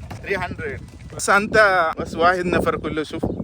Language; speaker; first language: Arabic; non-native, learner; Malayalam